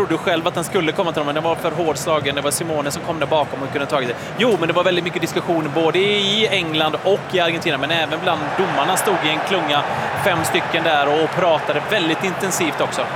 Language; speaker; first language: Swedish; native; Swedish